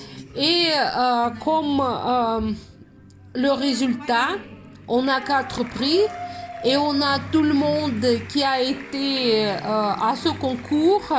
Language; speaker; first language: French; non-native, fluent; Russian